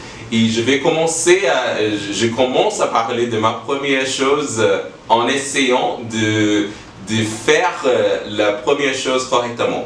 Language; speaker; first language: French; non-native, learner; English